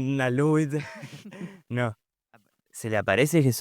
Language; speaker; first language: Spanish; native; Spanish